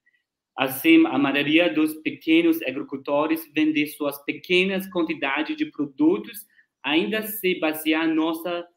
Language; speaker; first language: Portuguese; non-native, learner; Chinese